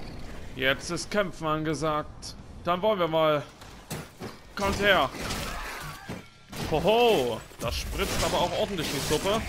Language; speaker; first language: German; native; German